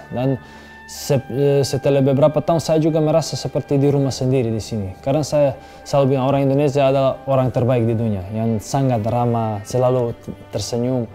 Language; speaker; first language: Indonesian; non-native, fluent; Serbian